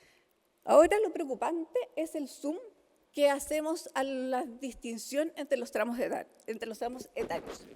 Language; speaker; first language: Spanish; native; Spanish